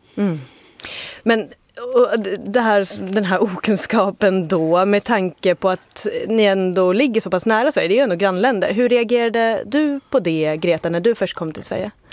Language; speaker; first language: Swedish; native; Swedish